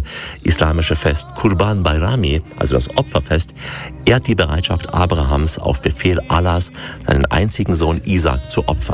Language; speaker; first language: German; native; German